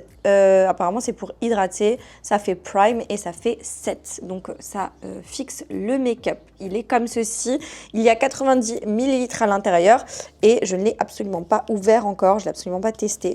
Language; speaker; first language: French; native; French